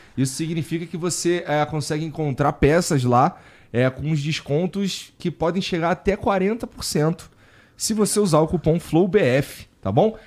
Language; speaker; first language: Portuguese; native; Portuguese